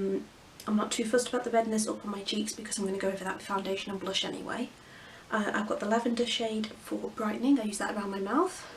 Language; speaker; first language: English; native; English